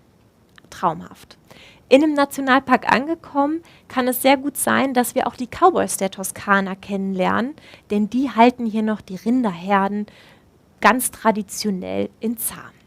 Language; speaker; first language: German; native; German